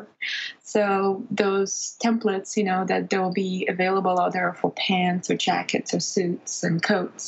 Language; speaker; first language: English; non-native, fluent; Russian